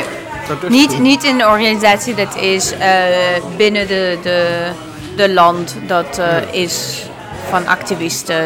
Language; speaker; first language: Dutch; non-native, learner; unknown